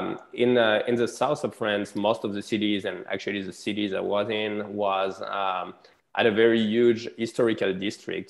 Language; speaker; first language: English; non-native, fluent; French